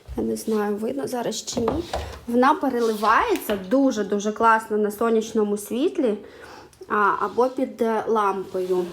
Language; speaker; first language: Ukrainian; non-native, local second language; Russian